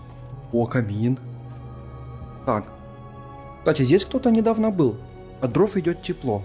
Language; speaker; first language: Russian; native; Russian